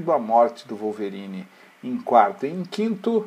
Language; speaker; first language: Portuguese; native; Portuguese